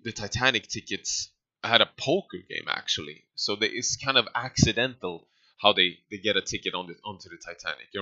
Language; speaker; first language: English; non-native, fluent; Swedish